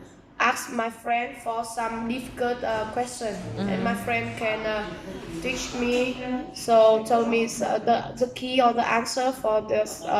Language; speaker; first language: English; non-native, learner; Vietnamese